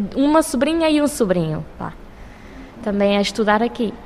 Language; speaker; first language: Portuguese; non-native, local second language; Kabuverdianu